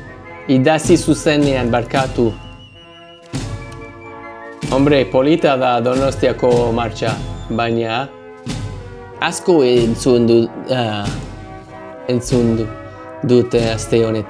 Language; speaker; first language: Basque; non-native, learner; English